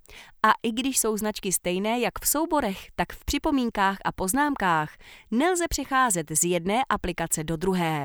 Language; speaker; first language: Czech; native; Czech